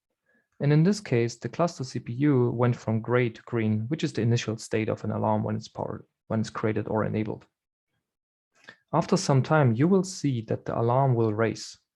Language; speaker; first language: English; non-native, fluent; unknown